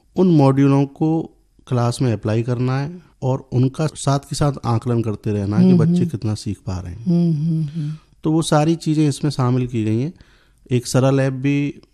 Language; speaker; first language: Hindi; native; Hindi